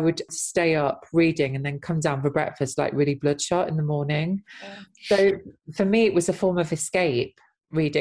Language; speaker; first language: English; native; English